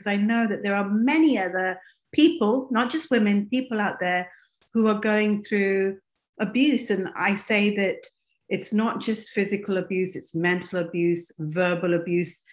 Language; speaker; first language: English; native; English